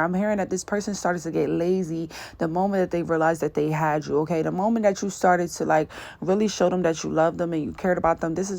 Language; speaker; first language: English; native; English